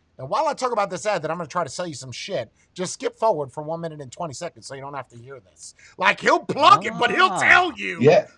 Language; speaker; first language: English; native; English